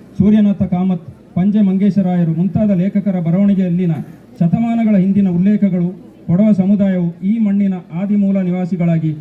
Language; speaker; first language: Kannada; non-native, local second language; Kodava